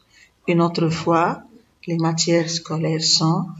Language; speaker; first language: French; non-native, fluent; Arabic